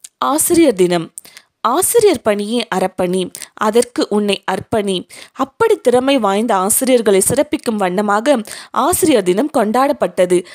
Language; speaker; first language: Tamil; native; Tamil